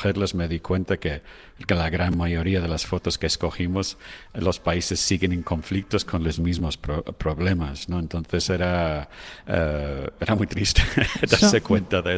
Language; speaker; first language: Spanish; non-native, fluent; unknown